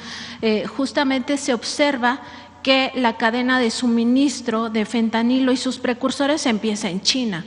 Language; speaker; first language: Spanish; native; Spanish